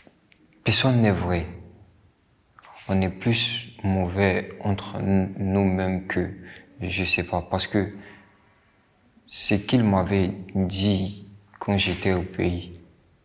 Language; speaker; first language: French; non-native, local second language; Bambara